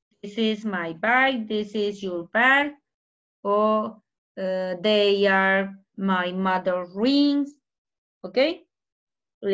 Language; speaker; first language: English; non-native, fluent; Spanish